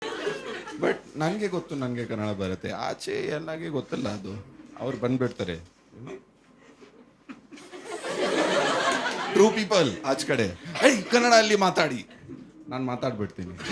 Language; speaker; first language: Kannada; non-native, local second language; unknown